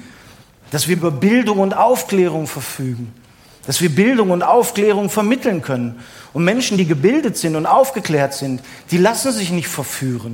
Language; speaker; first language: German; native; German